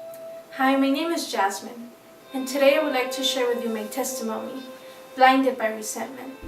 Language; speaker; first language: English; early bilingual, other home language; Spanish